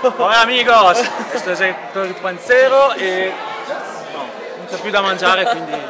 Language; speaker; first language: Italian; native; Italian